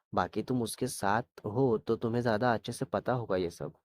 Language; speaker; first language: Hindi; non-native, local second language; Marathi